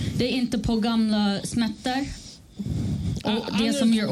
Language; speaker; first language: Swedish; non-native, fluent; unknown